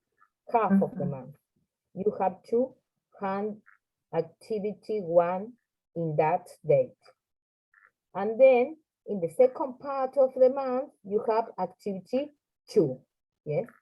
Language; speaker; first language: English; non-native, fluent; Spanish